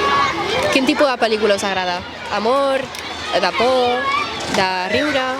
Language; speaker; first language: Catalan; native; Catalan